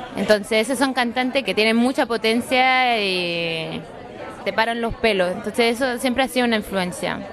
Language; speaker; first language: Spanish; early bilingual, heritage; Spanish